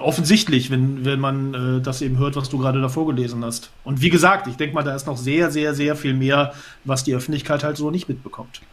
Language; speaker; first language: German; native; German